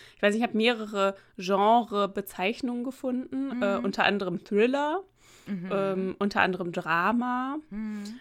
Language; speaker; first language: German; native; German